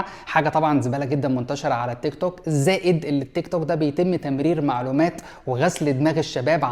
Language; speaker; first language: Arabic; native; Arabic